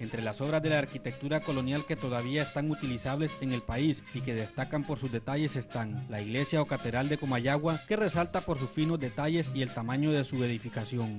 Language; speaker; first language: Spanish; native; Spanish